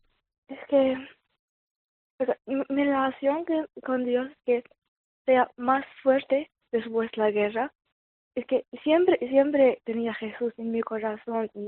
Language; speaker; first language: Spanish; non-native, fluent; Arabic